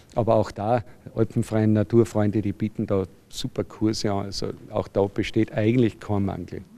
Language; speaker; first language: German; native; German